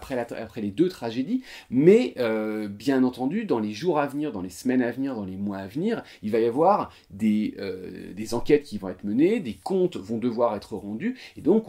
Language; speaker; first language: French; native; French